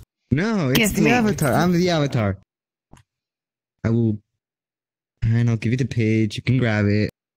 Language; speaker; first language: English; non-native, learner; Spanish